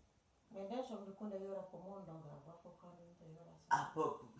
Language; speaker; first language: Swedish; non-native, fluent; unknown